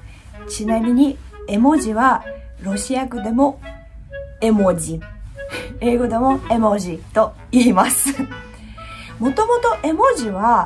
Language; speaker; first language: Japanese; non-native, fluent; Russian